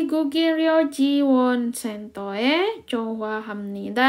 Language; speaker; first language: Korean; non-native, learner; Indonesian